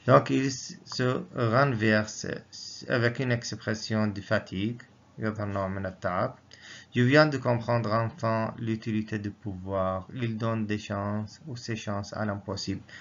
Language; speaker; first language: French; non-native, local second language; Arabic